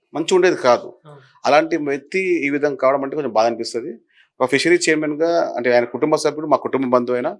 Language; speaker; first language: Telugu; native; Telugu